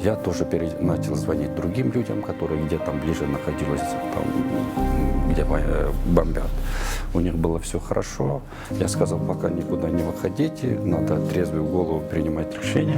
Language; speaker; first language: Russian; non-native, local second language; Kyrgyz